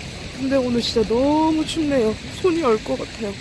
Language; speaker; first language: Korean; native; Korean